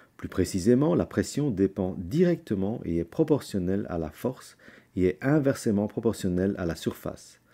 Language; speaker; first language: French; native; French